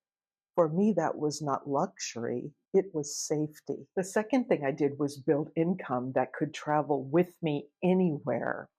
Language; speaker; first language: English; native; English